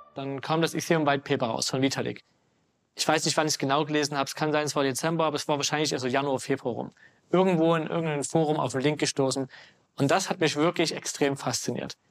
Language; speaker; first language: German; native; German